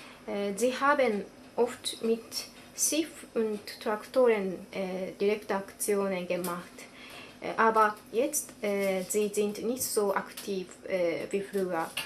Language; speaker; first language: German; non-native, learner; Japanese